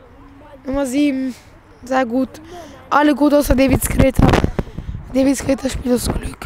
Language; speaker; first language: German; non-native, learner; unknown